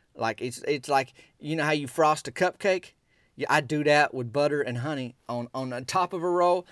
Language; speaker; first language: English; native; English